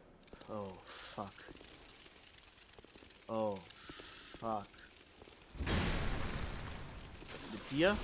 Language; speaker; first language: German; native; German